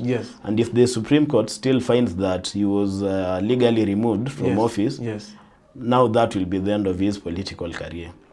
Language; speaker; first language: English; non-native, local second language; Swahili